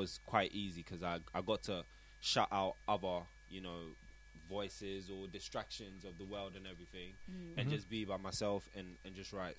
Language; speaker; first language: English; non-native, local second language; Akan